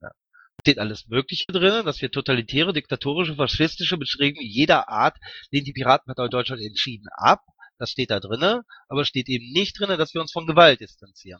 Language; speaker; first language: German; native; German